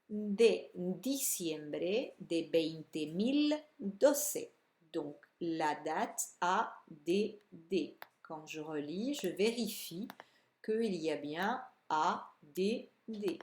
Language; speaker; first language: French; native; French